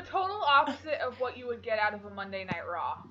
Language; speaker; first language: English; native; English